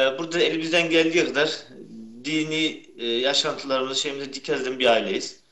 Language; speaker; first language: Turkish; early bilingual, heritage; Turkish